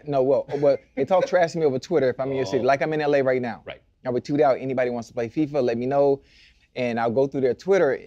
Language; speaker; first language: English; native; English